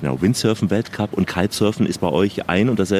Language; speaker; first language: German; native; German